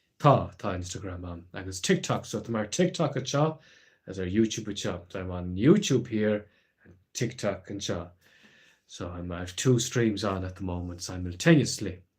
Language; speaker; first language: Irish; non-native, local second language; English